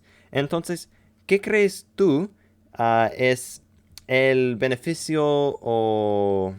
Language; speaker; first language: Spanish; non-native, learner; English